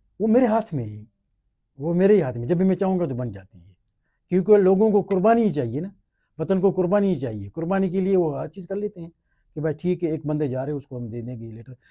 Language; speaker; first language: Urdu; non-native, local second language; Sindhi